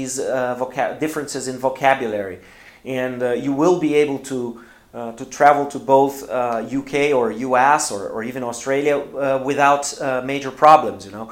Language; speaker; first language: English; non-native, fluent; Portuguese